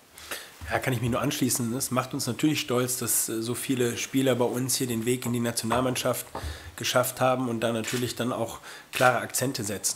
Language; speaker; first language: German; native; German